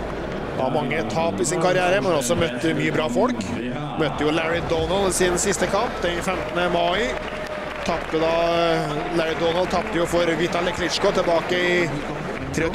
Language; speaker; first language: Norwegian; native; Norwegian